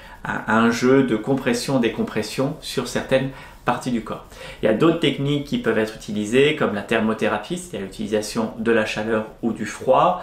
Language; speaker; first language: French; native; French